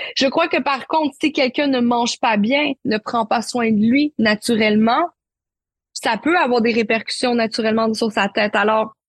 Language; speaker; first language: French; native; French